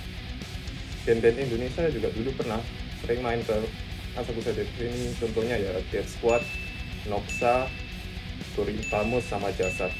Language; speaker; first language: Indonesian; non-native, fluent; Japanese